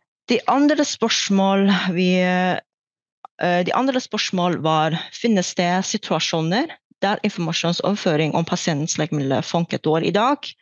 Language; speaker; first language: Norwegian; non-native, fluent; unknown